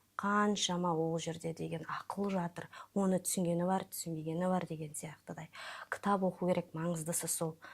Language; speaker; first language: Kazakh; non-native, local second language; Russian